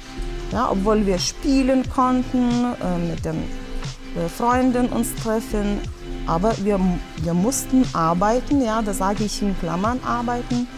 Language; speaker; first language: German; non-native, fluent; Lithuanian